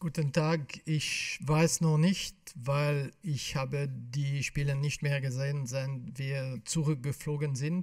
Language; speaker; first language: German; non-native, fluent; French